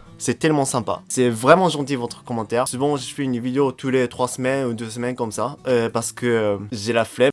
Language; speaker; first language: French; non-native, fluent; Japanese